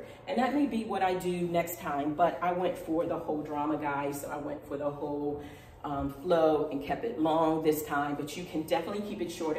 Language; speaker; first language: English; native; English